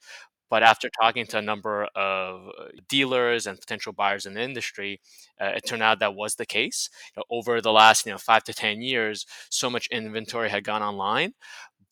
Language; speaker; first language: English; native; English